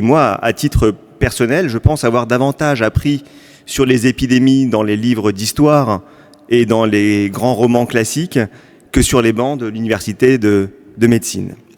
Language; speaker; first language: French; native; French